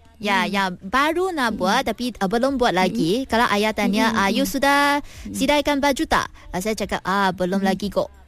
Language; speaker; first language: Malay; non-native, local second language; Min Nan Chinese